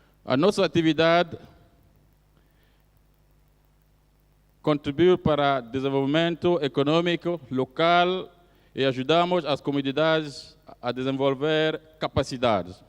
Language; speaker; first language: Portuguese; non-native, fluent; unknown